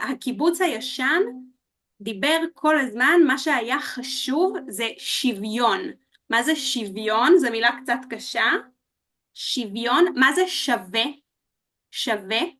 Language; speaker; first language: Hebrew; native; Hebrew